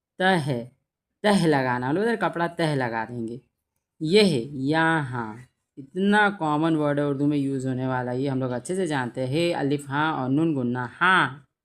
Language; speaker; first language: Hindi; native; Hindi